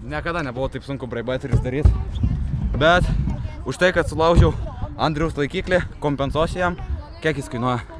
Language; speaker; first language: Lithuanian; non-native, local second language; Russian